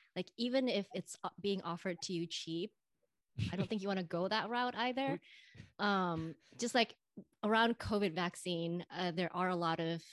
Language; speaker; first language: English; non-native, fluent; Indonesian